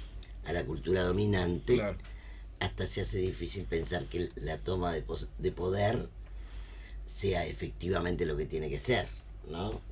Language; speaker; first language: Spanish; native; Spanish